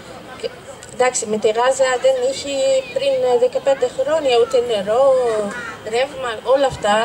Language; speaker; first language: Greek; non-native, fluent; Arabic